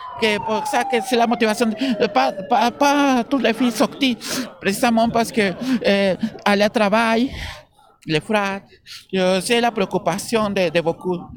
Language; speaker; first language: French; non-native, learner; Spanish